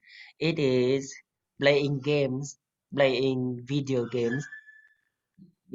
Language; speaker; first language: English; non-native, fluent; Vietnamese